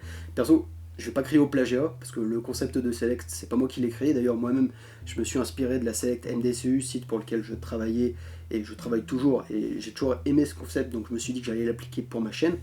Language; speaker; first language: French; native; French